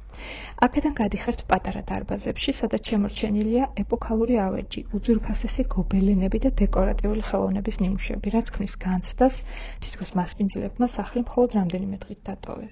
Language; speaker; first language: Georgian; native; Georgian